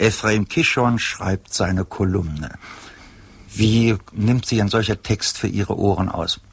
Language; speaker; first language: German; native; German